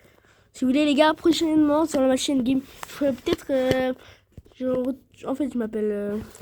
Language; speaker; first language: French; native; French